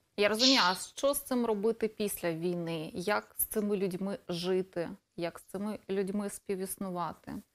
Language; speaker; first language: Ukrainian; native; Ukrainian